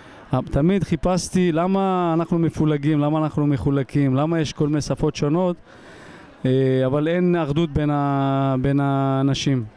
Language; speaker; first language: Hebrew; non-native, fluent; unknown